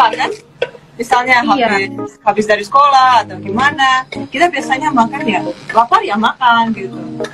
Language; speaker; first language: Indonesian; non-native, fluent; Russian